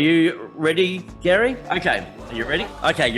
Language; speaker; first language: English; native; English